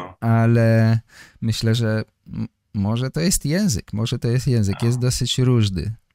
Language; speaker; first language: Polish; native; Polish